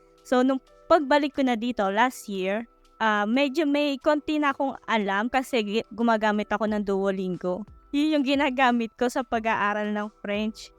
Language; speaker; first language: Filipino; native; Filipino